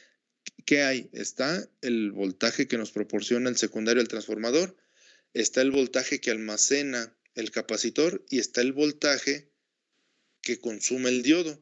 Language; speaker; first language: Spanish; native; Spanish